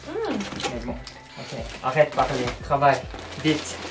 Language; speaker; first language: French; non-native, learner; Korean